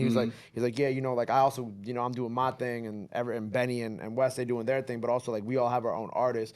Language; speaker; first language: English; native; English